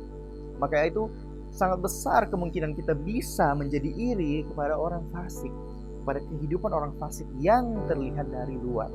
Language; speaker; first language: Indonesian; native; Indonesian